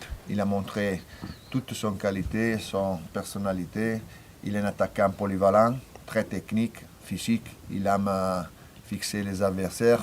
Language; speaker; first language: French; non-native, fluent; Italian